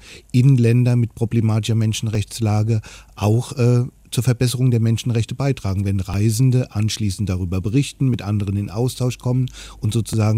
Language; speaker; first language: German; native; German